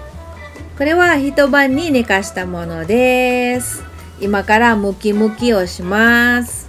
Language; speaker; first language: Japanese; non-native, fluent; Filipino